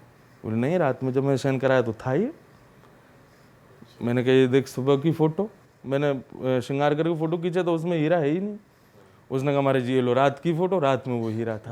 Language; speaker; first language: Hindi; native; Hindi